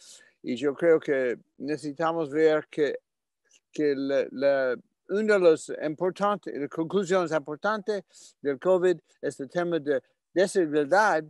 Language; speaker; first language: Spanish; non-native, fluent; English